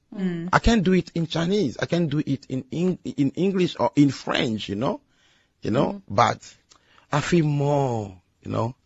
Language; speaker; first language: English; non-native, learner; Lingala